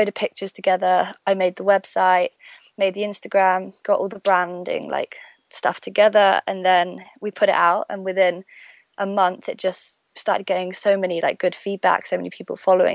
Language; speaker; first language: English; native; English